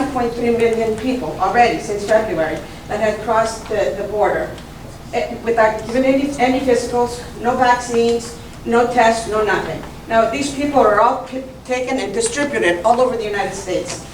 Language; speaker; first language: English; early bilingual, other home language; Italian